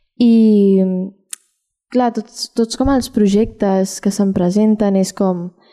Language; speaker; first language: Catalan; early bilingual, other home language; Chinese